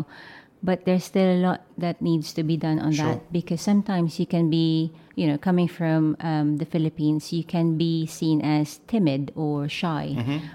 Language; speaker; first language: English; non-native, local second language; Filipino